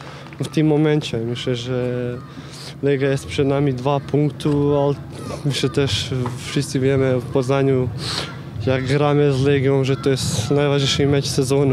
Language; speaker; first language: Polish; non-native, fluent; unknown